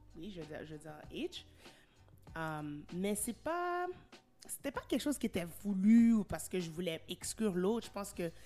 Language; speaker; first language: French; early bilingual, heritage; French